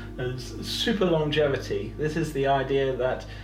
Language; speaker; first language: English; native; English